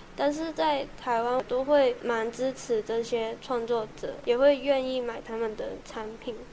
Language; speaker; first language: Chinese; non-native, local second language; Cantonese